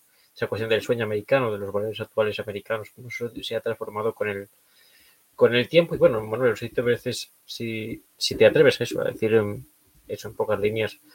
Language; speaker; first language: Spanish; native; Spanish